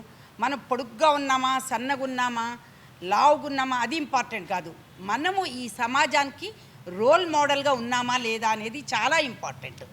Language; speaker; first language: Telugu; native; Telugu